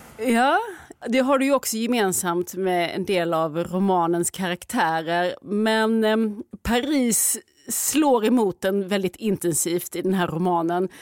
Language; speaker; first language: Swedish; native; Swedish